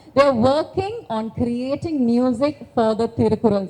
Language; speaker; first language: English; non-native, local second language; Tamil